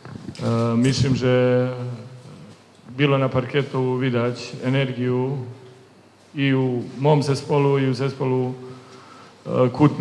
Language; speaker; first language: Polish; non-native, learner; Serbian